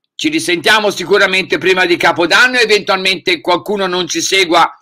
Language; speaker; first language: Italian; native; Italian